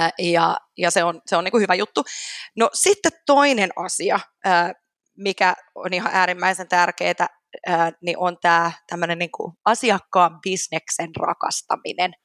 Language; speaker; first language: Finnish; native; Finnish